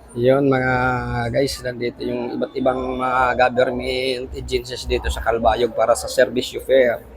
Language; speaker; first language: Filipino; non-native, local second language; Waray